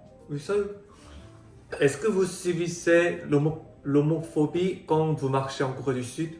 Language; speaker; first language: French; non-native, fluent; Korean